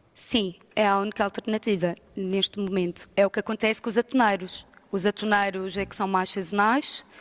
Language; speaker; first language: Portuguese; native; Portuguese